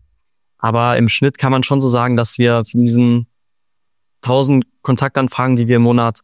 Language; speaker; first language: German; native; German